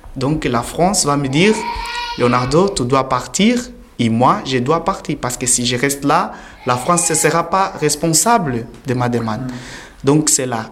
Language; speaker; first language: French; non-native, learner; Portuguese